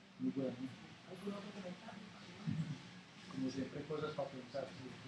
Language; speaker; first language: Spanish; native; Spanish